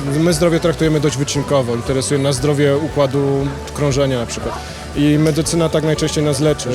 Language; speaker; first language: Polish; native; Polish